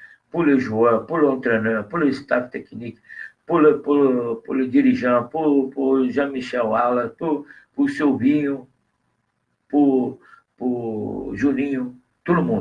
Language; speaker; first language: French; non-native, fluent; Portuguese